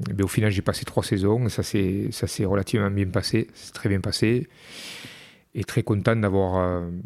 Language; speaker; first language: French; native; French